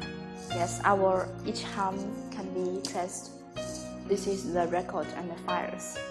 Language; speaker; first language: English; non-native, learner; Chinese